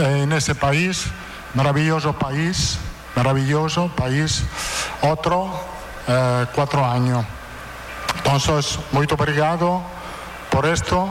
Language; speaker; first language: Portuguese; non-native, fluent; Italian